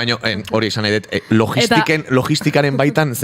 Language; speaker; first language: Basque; native; Basque